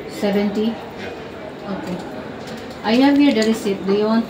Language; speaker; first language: English; non-native, local second language; Filipino